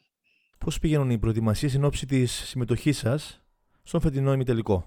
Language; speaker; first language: Greek; native; Greek